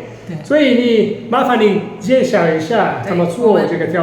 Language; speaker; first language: Chinese; non-native, fluent; Italian